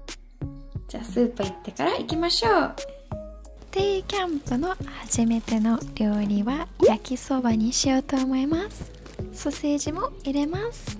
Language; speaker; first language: Japanese; non-native, fluent; English